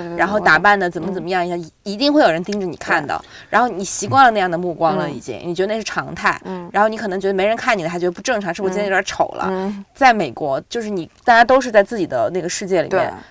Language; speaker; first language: Chinese; native; Chinese